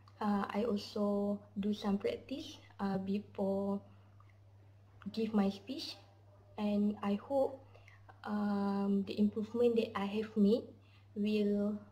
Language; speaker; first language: English; non-native, learner; Malay